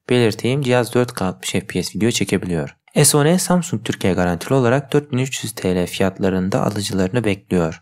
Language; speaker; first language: Turkish; native; Turkish